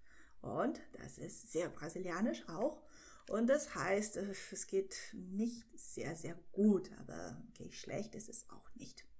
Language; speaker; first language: German; non-native, fluent; Portuguese